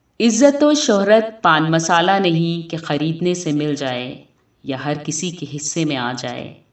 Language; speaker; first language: Urdu; native; Urdu